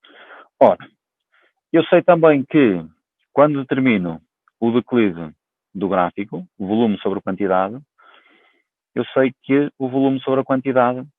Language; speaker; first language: Portuguese; native; Portuguese